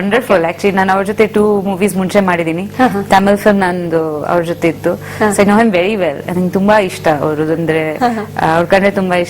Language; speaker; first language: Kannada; non-native, fluent; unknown